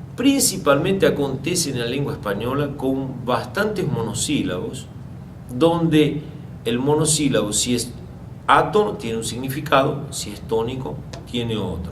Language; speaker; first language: Spanish; non-native, fluent; Portuguese